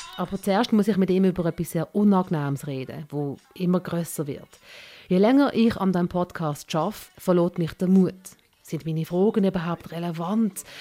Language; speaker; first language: German; early bilingual, other home language; Malayalam